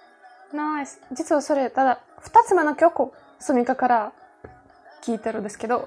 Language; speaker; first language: Japanese; non-native, learner; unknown